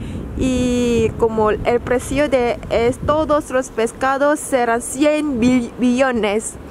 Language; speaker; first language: Spanish; non-native, fluent; Korean